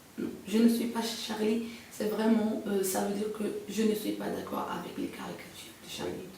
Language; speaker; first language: French; non-native, local second language; Arabic